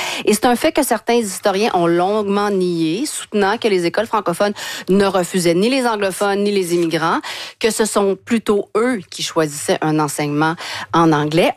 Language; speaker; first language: French; native; French